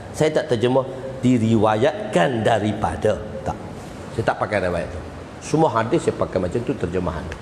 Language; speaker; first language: Malay; native; Malay